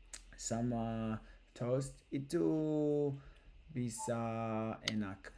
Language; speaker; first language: Indonesian; non-native, learner; English